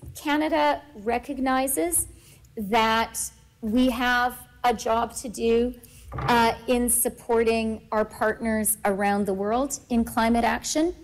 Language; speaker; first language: English; native; English